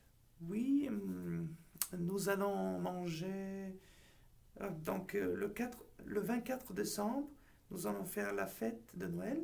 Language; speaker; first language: French; non-native, fluent; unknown